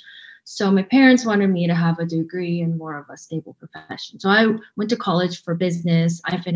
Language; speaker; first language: English; native; English